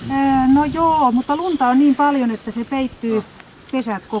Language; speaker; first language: Finnish; native; Finnish